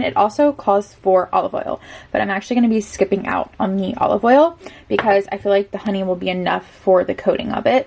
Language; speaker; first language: English; native; English